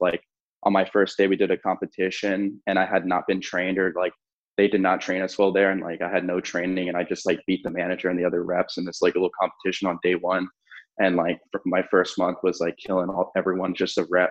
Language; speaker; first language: English; native; English